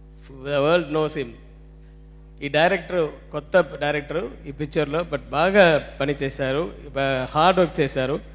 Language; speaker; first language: Telugu; non-native, learner; Tamil